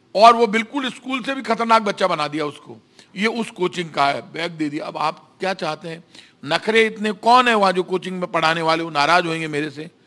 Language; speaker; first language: Hindi; native; Hindi